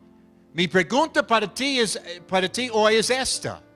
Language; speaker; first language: Spanish; non-native, fluent; English